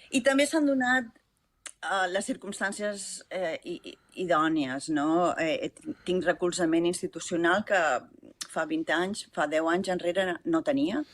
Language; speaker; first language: Catalan; native; Catalan